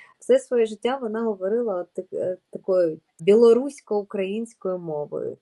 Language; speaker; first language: Ukrainian; non-native, local second language; Russian